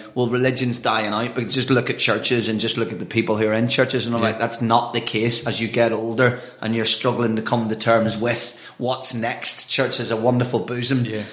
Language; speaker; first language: English; native; English